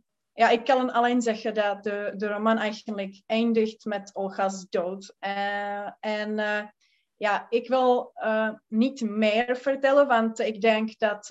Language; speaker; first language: Dutch; non-native, learner; Czech